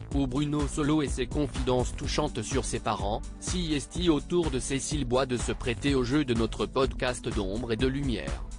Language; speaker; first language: French; native; French